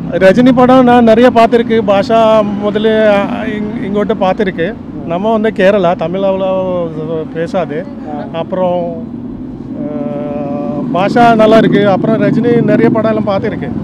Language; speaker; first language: Tamil; non-native, learner; Malayalam